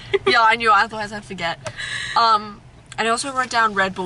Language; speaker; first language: English; native; English